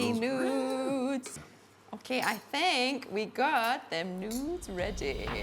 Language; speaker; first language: English; native; English